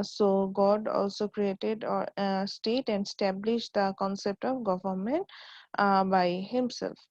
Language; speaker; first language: English; non-native, local second language; Bangla